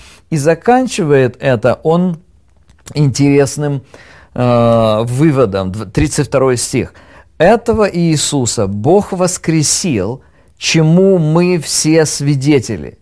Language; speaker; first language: Russian; native; Russian